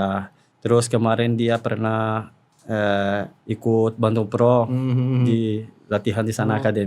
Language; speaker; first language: Indonesian; non-native, fluent; Portuguese